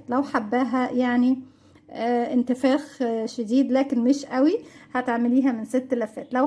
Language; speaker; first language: Arabic; native; Arabic